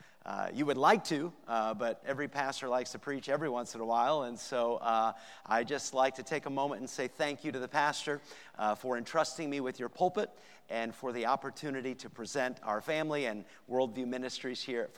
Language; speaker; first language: English; native; English